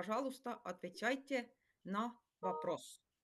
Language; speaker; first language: Russian; non-native, fluent; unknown